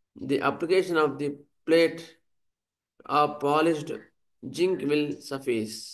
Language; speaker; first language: English; non-native, local second language; Telugu